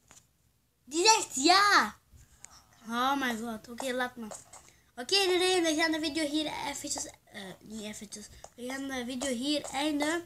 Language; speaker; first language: Dutch; early bilingual, other home language; Turkish